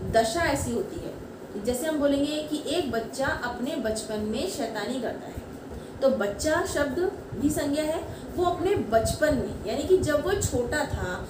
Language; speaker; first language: Hindi; native; Hindi